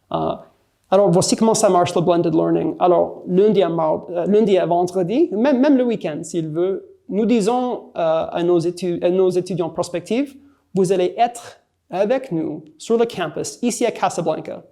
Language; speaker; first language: French; non-native, fluent; English